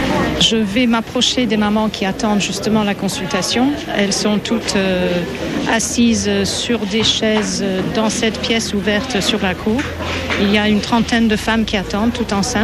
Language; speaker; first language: French; native; French